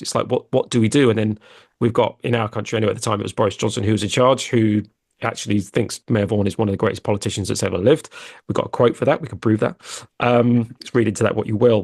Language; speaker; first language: English; native; English